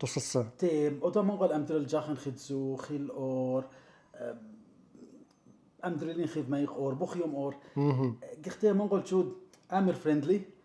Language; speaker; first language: Mongolian; non-native, learner; Arabic